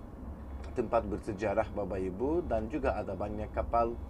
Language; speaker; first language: Indonesian; non-native, fluent; Turkish